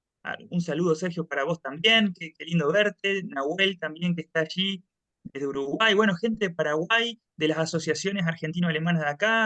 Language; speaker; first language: Spanish; native; Spanish